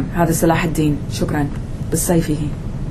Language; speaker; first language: Arabic; non-native, fluent; English